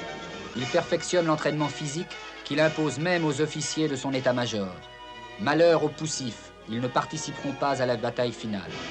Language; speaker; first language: French; native; French